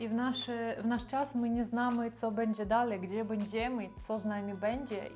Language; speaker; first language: Polish; non-native, learner; Russian